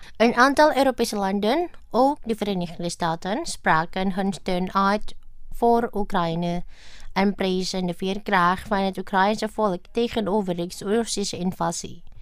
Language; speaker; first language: Dutch; non-native, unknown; Indonesian